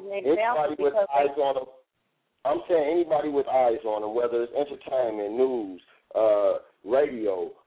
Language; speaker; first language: English; native; English